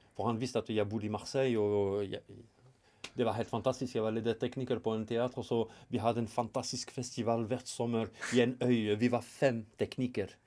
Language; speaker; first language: Norwegian; non-native, fluent; French